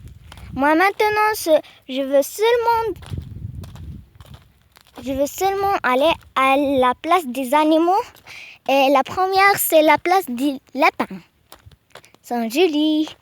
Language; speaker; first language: French; non-native, learner; Arabic